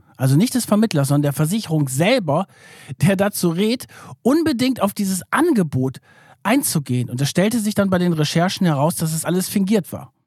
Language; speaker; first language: German; early bilingual, other home language; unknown